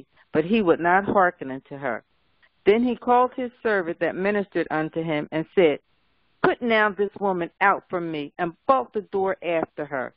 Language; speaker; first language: English; native; English